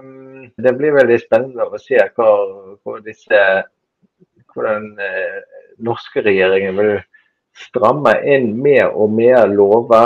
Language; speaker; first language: Norwegian; non-native, fluent; German